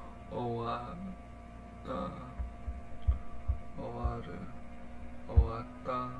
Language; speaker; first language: Japanese; non-native, learner; English